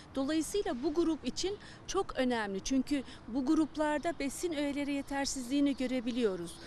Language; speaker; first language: Turkish; native; Turkish